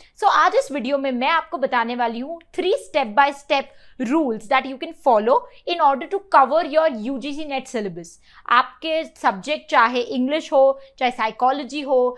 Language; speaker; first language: Hindi; native; Hindi